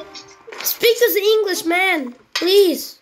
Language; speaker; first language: English; non-native, learner; Russian